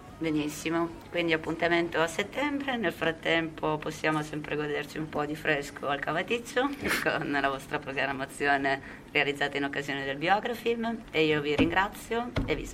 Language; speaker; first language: Italian; native; Italian